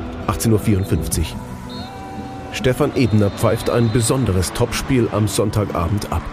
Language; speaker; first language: German; native; German